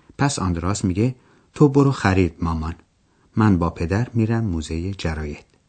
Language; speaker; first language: Persian; native; Persian